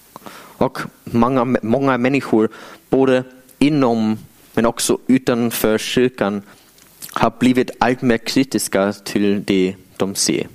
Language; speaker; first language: Swedish; non-native, fluent; English